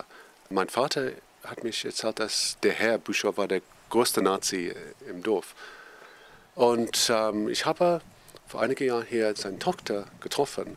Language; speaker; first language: German; non-native, fluent; English